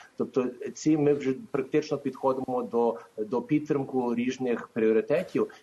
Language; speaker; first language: Ukrainian; early bilingual, heritage; Ukrainian